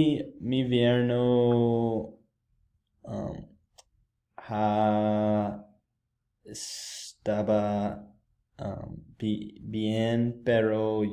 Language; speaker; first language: Spanish; non-native, learner; English